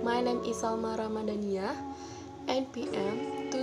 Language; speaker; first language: English; non-native, learner; Indonesian